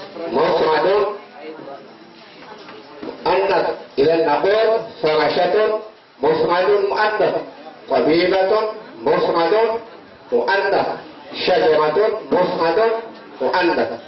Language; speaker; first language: Arabic; non-native, fluent; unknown